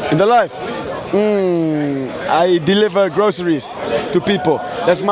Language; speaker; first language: English; non-native, learner; Dutch